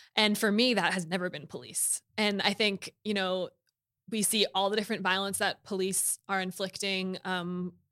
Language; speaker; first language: English; native; English